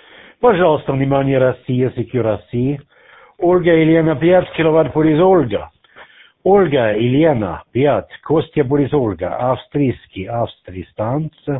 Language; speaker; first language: Russian; non-native, learner; German